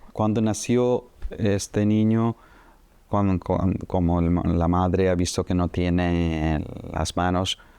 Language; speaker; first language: Spanish; non-native, fluent; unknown